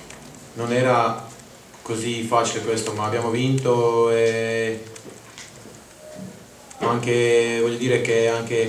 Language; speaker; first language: Italian; non-native, learner; Croatian